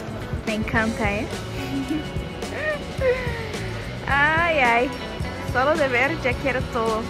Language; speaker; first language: Spanish; non-native, fluent; Portuguese